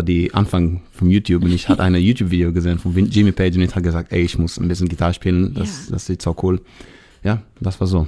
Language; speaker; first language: German; non-native, learner; Hebrew